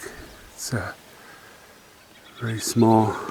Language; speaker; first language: English; native; English